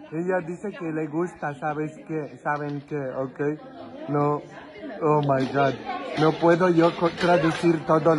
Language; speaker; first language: Spanish; non-native, fluent; Polish